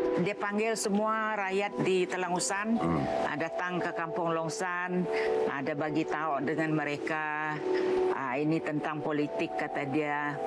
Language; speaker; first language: Malay; non-native, local second language; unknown